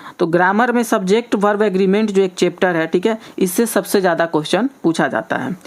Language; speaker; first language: Hindi; native; Hindi